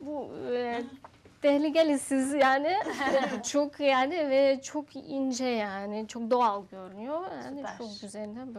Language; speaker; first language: Turkish; non-native, learner; Russian